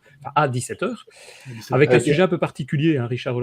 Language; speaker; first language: French; native; French